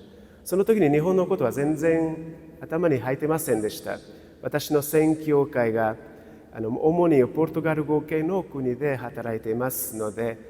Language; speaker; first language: Japanese; non-native, fluent; Portuguese